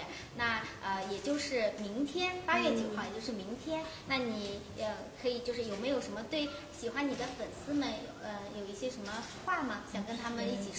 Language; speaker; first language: Chinese; native; Chinese